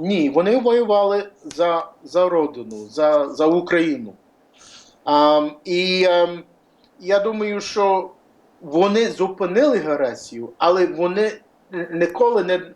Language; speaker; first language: Ukrainian; early bilingual, heritage; Ukrainian